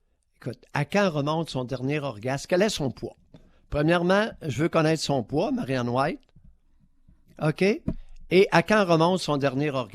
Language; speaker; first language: French; native; French